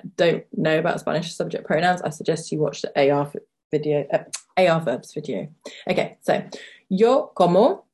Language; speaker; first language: English; native; English